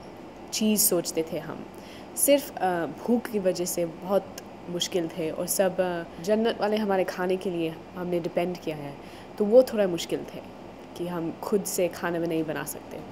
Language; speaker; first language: Hindi; non-native, learner; English